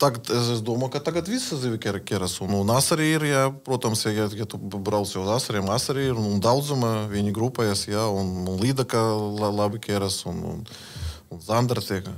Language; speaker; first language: Latvian; non-native, learner; Russian